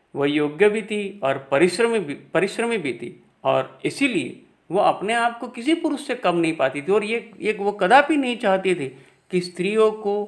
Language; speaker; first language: Hindi; non-native, local second language; Gujarati